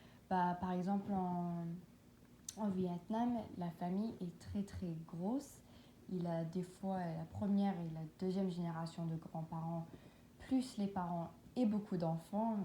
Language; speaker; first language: French; non-native, learner; English